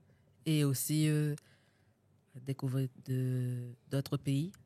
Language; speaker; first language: French; non-native, learner; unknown